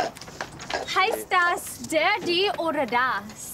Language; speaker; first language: German; non-native, learner; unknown